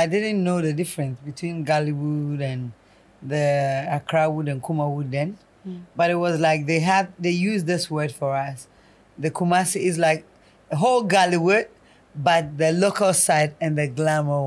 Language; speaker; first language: English; non-native, local second language; Akan